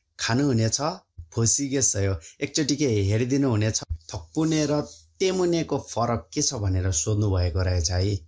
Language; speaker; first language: Nepali; native; Nepali